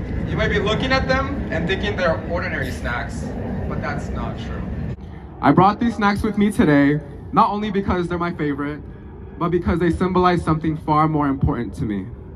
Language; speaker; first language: English; early bilingual, other home language; Spanish